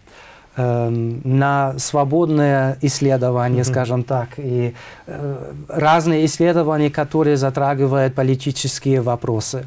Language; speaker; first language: Russian; non-native, fluent; German